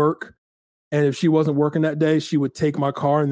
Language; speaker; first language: English; native; English